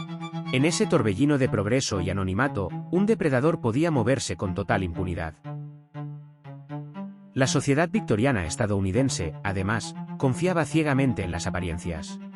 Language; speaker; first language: Spanish; native; Spanish